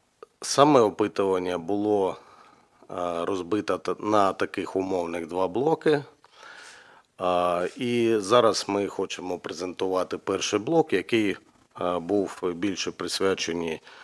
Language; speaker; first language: Ukrainian; native; Ukrainian